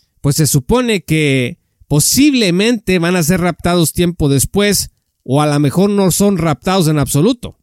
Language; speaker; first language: Spanish; native; Spanish